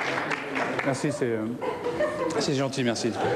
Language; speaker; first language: French; native; French